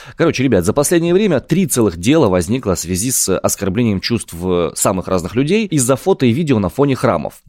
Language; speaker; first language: Russian; native; Russian